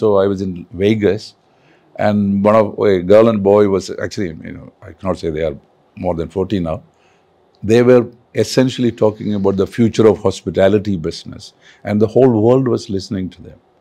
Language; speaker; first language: English; non-native, local second language; Malayalam